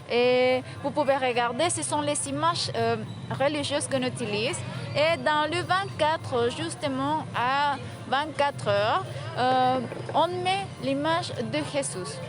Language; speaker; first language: French; non-native, fluent; Spanish